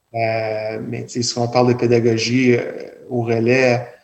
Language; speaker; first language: French; native; French